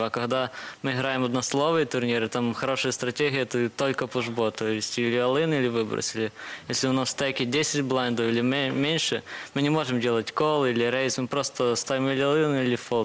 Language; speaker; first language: Russian; native; Russian